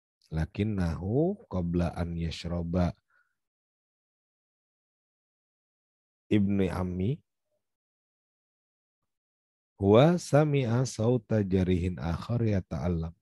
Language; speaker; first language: Arabic; non-native, fluent; Indonesian